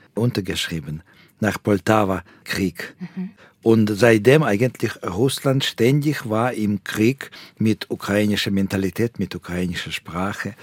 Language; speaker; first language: German; non-native, fluent; Russian